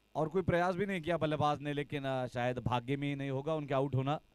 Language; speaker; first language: Hindi; non-native, local second language; Marathi